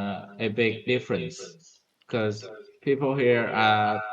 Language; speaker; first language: English; non-native, learner; Vietnamese